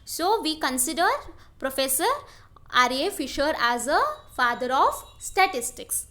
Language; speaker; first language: English; non-native, local second language; Kannada